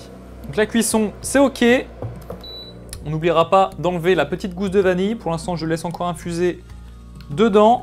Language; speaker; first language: French; native; French